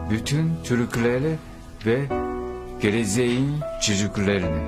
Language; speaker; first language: Turkish; non-native, learner; Japanese